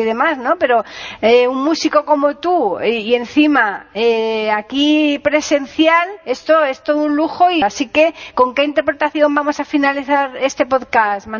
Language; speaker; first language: Spanish; native; Spanish